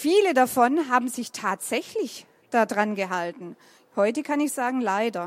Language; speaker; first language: German; native; German